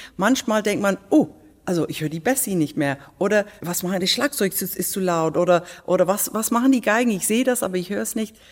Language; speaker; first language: German; non-native, fluent; English